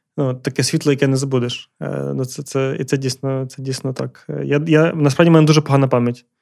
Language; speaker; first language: Ukrainian; early bilingual, heritage; Ukrainian